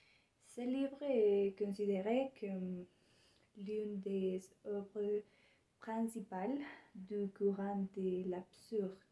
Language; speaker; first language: French; non-native, learner; Spanish